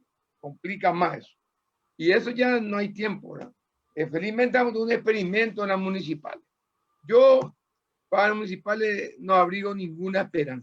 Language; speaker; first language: Spanish; native; Spanish